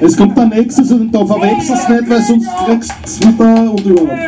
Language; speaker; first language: German; native; German